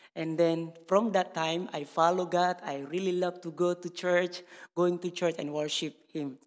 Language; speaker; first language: English; non-native, learner; Indonesian